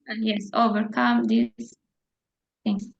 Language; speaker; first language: English; non-native, learner; Turkish